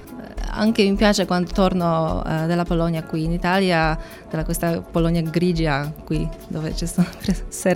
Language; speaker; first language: Italian; non-native, learner; Polish